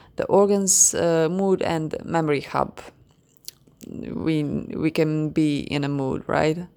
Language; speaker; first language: English; non-native, fluent; Croatian